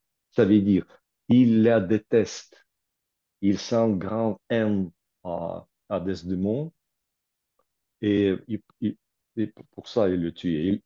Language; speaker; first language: French; non-native, fluent; Russian